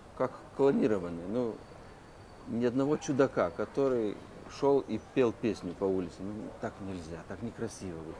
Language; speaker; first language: Russian; non-native, local second language; Lithuanian